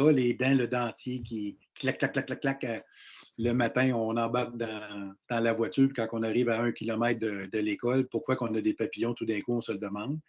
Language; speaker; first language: French; native; French